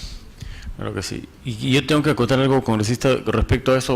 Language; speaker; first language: Spanish; native; Spanish